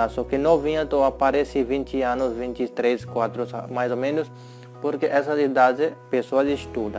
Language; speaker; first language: Portuguese; non-native, learner; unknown